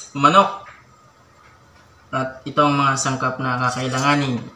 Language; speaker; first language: Filipino; non-native, local second language; Bikol